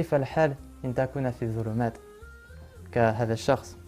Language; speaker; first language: Arabic; non-native, learner; French